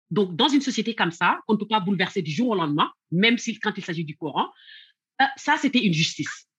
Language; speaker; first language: French; non-native, local second language; Wolof